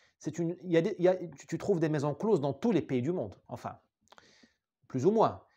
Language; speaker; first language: French; non-native, local second language; Arabic